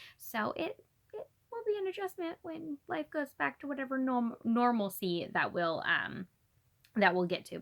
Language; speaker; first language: English; native; English